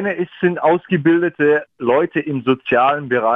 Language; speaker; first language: German; early bilingual, other home language; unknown